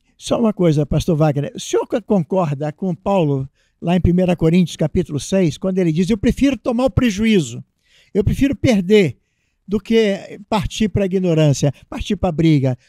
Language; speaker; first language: Portuguese; native; Portuguese